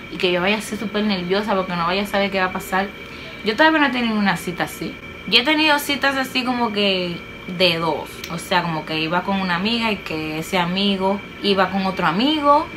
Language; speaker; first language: Spanish; native; Spanish